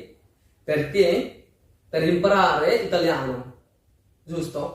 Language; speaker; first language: Italian; non-native, learner; Bangla